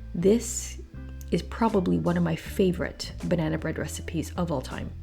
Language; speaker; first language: English; native; English